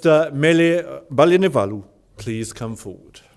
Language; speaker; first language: English; native; English